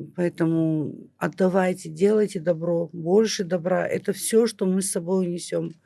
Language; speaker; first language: Russian; native; Russian